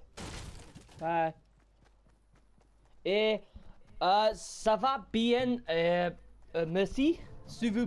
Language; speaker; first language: French; non-native, learner; English